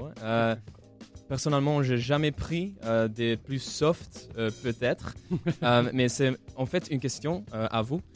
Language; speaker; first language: French; non-native, local second language; Dutch